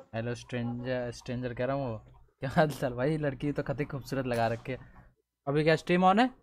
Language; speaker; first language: Hindi; native; Hindi